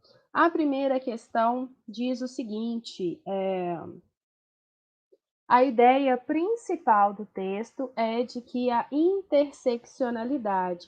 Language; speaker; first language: Portuguese; native; Portuguese